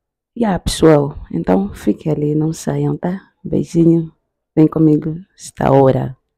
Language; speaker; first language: Portuguese; native; Portuguese